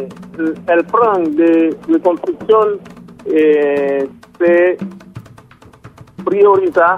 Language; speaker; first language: Spanish; non-native, local second language; Haitian Creole